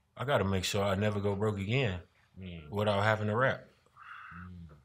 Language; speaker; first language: English; native; English